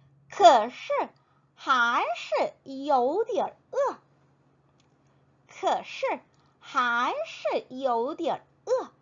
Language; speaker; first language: Chinese; non-native, fluent; Korean